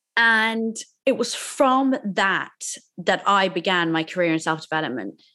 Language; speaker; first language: English; native; English